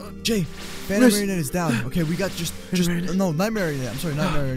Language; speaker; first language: English; native; English